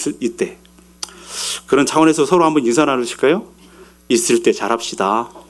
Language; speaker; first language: Korean; native; Korean